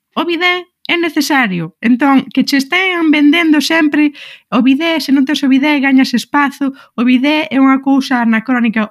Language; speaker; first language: Galician; non-native, local second language; Spanish